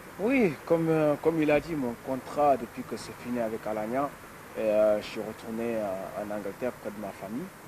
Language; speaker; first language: French; non-native, local second language; Wolof